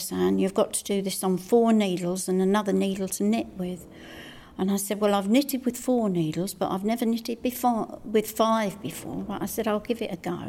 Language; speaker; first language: English; native; English